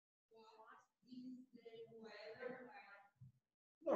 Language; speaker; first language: English; non-native, learner; Portuguese